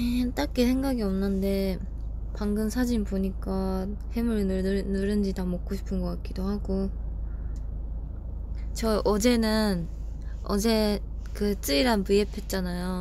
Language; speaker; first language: Korean; non-native, fluent; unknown